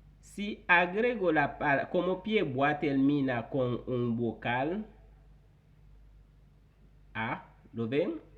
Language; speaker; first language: Spanish; non-native, fluent; Haitian Creole